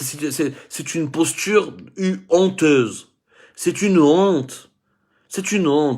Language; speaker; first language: French; non-native, local second language; Arabic